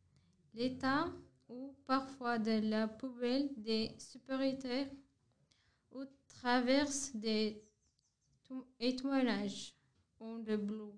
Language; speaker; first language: French; non-native, learner; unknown